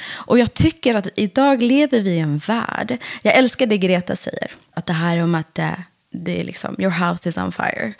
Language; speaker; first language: Swedish; early bilingual, other home language; Persian